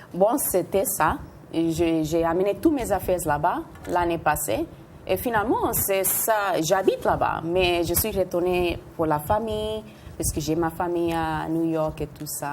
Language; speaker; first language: French; non-native, fluent; Spanish